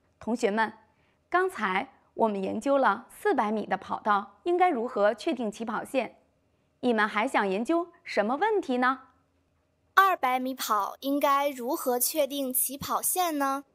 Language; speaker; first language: Chinese; native; Chinese